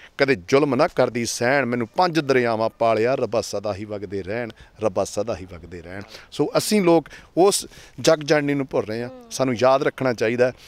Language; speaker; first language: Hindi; non-native, local second language; Punjabi